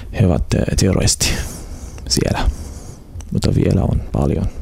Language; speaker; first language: Finnish; non-native, learner; Arabic